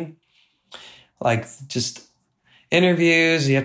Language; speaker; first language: English; native; English